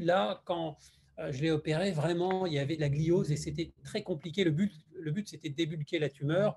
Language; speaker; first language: French; native; French